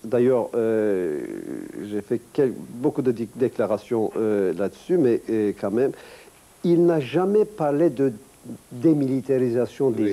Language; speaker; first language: French; non-native, fluent; Turkish